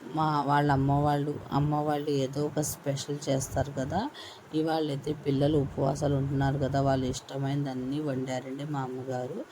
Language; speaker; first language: Telugu; non-native, local second language; Urdu